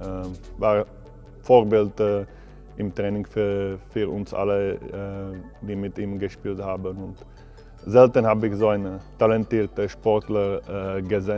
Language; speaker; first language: German; non-native, fluent; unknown